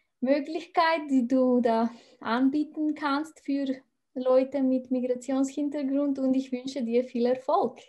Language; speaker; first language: German; non-native, fluent; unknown